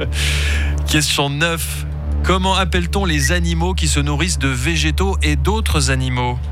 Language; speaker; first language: French; native; French